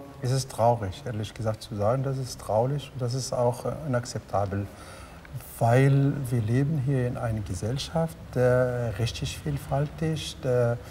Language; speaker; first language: German; early bilingual, other home language; Arabic